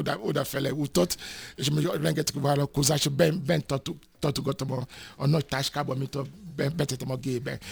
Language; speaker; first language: Hungarian; non-native, fluent; Yoruba